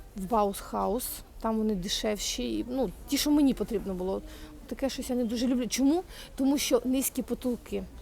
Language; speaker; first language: Ukrainian; native; Ukrainian